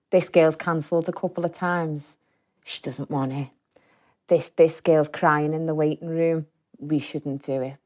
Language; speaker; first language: English; native; English